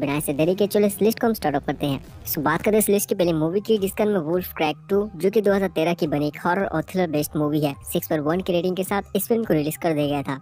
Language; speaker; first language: Hindi; native; Hindi